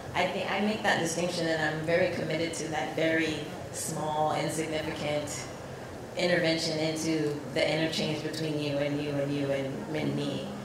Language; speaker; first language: English; native; English